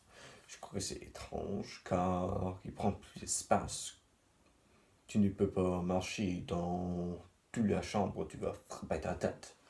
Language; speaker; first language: French; non-native, learner; English